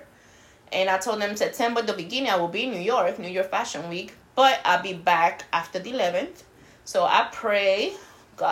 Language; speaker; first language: English; non-native, fluent; Spanish